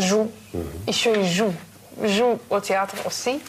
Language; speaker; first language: French; non-native, learner; Russian